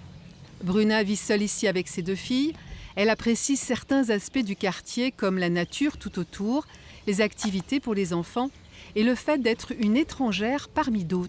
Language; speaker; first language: French; native; French